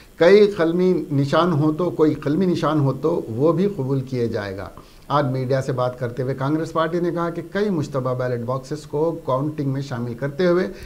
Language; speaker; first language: Urdu; native; Urdu